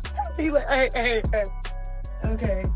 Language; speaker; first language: English; native; English